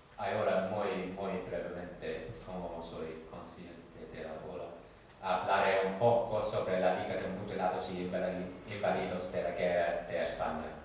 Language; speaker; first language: Spanish; non-native, fluent; English